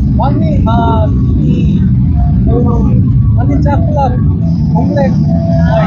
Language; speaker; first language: Thai; non-native, fluent; Korean